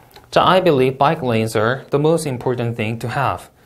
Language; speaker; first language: English; non-native, fluent; Korean